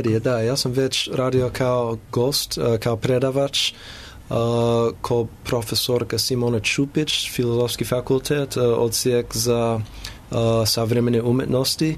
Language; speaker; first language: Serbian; non-native, learner; English